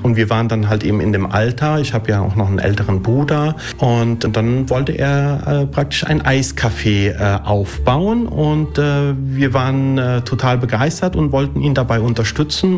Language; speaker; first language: German; early bilingual, other home language; Italian